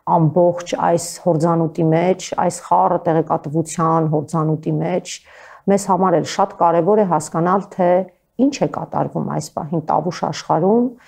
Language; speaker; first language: Armenian; native; Armenian